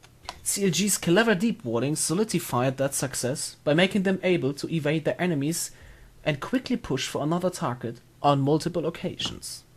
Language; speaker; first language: English; non-native, fluent; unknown